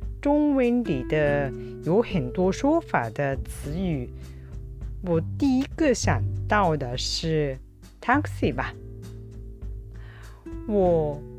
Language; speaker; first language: Chinese; non-native, fluent; Japanese